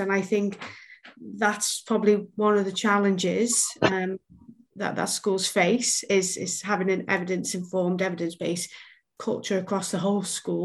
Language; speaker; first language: English; native; English